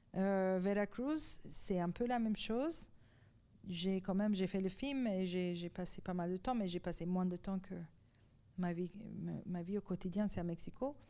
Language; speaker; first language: French; non-native, fluent; Persian